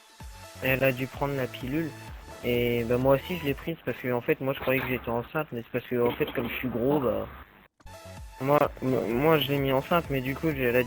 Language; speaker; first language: French; native; French